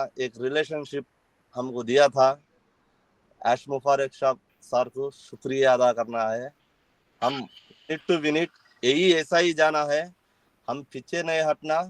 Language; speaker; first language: Hindi; non-native, local second language; Telugu